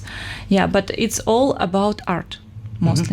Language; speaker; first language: English; non-native, fluent; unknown